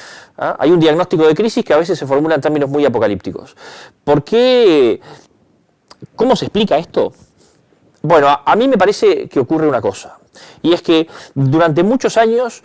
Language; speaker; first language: Spanish; native; Spanish